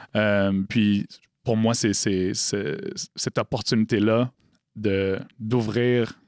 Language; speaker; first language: French; native; French